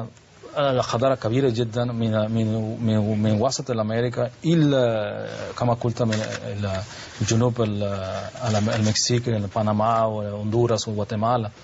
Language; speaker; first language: Arabic; non-native, learner; Spanish